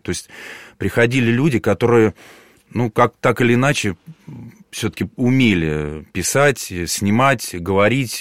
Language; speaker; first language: Russian; native; Russian